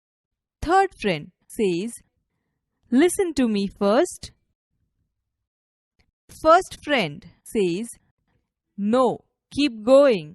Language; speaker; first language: English; non-native, local second language; Gujarati